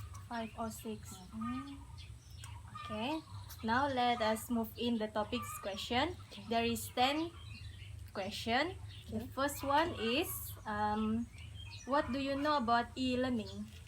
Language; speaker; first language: English; non-native, learner; Malay